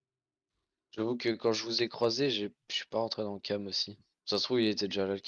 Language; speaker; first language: French; native; French